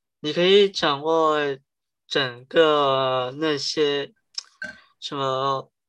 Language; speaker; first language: Chinese; early bilingual, heritage; Chinese